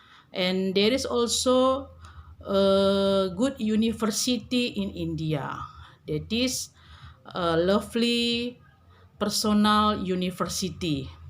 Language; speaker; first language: English; non-native, learner; Indonesian